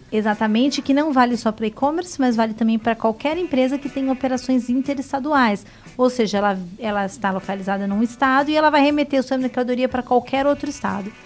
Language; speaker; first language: Portuguese; native; Portuguese